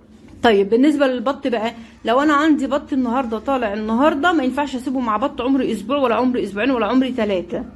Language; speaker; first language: Arabic; native; Arabic